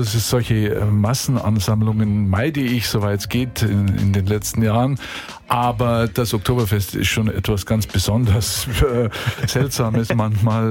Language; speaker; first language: German; native; German